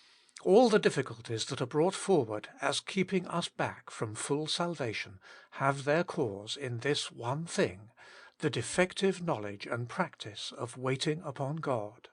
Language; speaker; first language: English; native; English